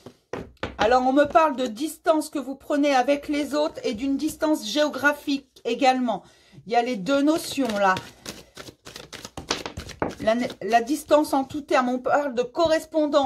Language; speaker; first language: French; native; French